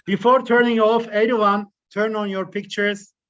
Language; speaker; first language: English; non-native, fluent; Turkish